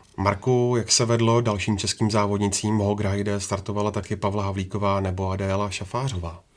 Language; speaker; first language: Czech; native; Czech